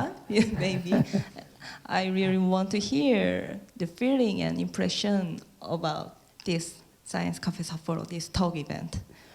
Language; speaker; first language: English; non-native, learner; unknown